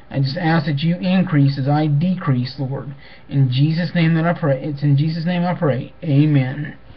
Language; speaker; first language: English; native; English